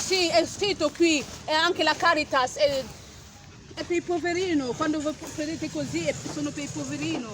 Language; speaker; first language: Italian; non-native, learner; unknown